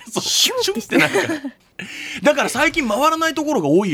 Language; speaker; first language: Japanese; native; Japanese